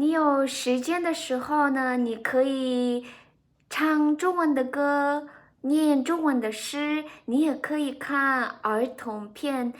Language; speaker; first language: Chinese; non-native, fluent; Mongolian